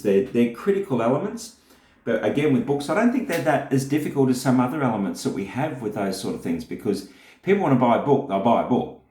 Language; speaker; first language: English; native; English